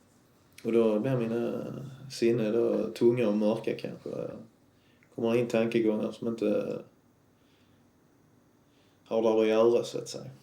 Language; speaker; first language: Swedish; native; Swedish